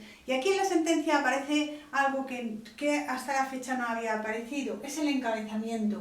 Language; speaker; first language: Spanish; native; Spanish